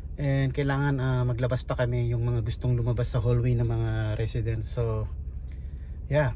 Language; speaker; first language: Filipino; native; Filipino